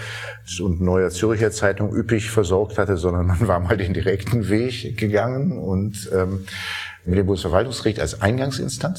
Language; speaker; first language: German; native; German